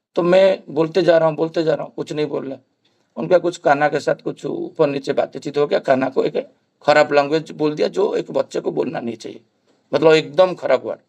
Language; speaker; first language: Hindi; non-native, local second language; Bangla